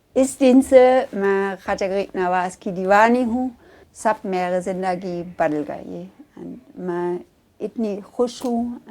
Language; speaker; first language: Urdu; non-native, learner; German